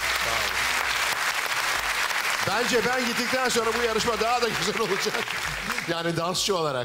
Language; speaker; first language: Turkish; native; Turkish